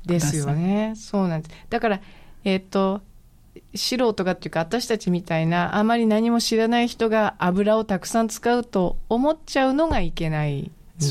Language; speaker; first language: Japanese; native; Japanese